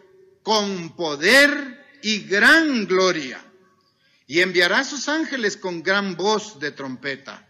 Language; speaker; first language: Spanish; native; Spanish